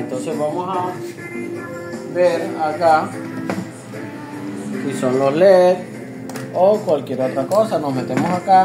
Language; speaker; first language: Spanish; native; Spanish